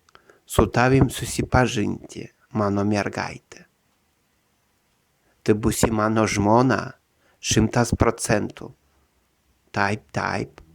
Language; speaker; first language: Lithuanian; non-native, learner; Russian